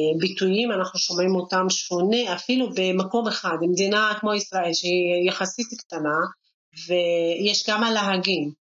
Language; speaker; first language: Hebrew; non-native, local second language; Arabic